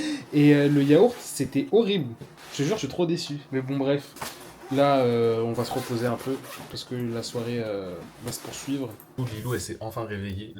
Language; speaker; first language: French; native; French